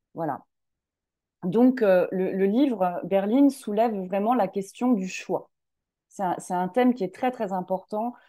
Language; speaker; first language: French; native; French